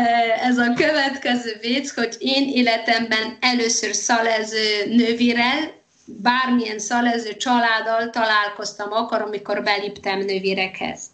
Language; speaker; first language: Hungarian; non-native, fluent; Polish